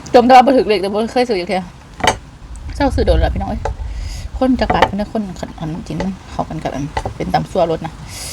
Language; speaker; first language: Thai; native; Thai